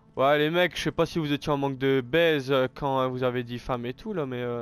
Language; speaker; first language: French; native; French